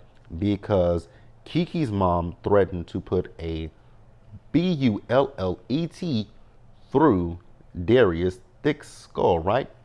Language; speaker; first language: English; native; English